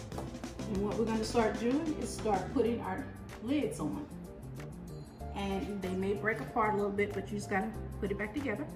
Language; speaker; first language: English; native; English